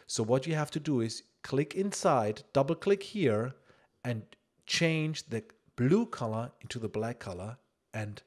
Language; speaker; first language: English; non-native, fluent; German